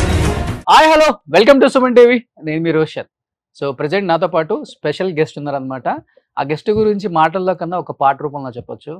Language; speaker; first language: Telugu; native; Telugu